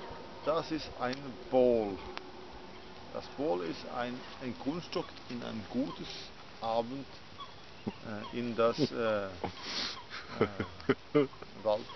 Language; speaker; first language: German; non-native, learner; Danish